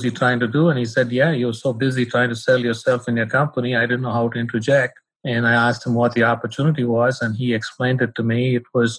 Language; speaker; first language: English; non-native, local second language; Tamil